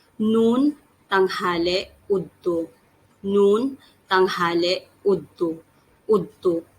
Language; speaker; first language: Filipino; non-native, local second language; Cebuano